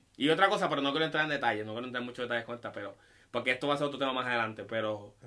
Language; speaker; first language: Spanish; early bilingual, heritage; Spanish